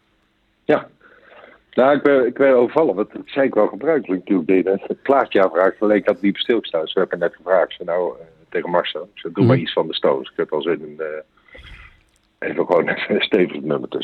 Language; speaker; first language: Dutch; native; Dutch